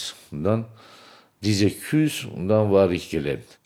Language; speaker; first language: German; non-native, learner; Turkish